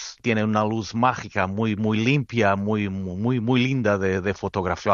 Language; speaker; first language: Spanish; non-native, fluent; Portuguese